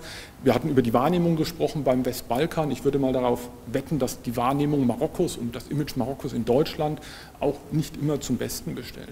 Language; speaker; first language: German; native; German